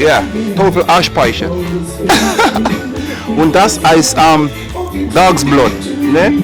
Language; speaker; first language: German; non-native, learner; English